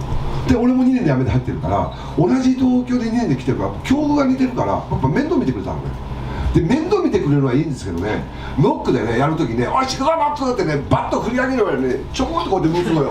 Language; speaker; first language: Japanese; native; Japanese